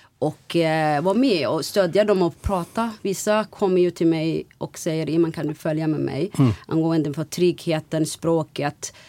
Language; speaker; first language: Swedish; non-native, fluent; Somali